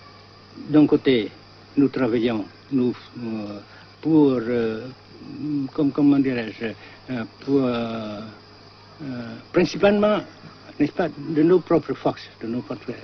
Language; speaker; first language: French; non-native, local second language; Vietnamese